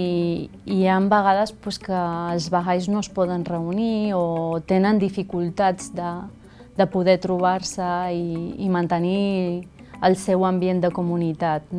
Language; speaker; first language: Catalan; early bilingual, other home language; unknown